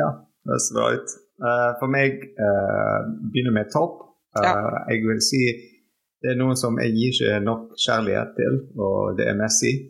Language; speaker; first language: Norwegian; non-native, fluent; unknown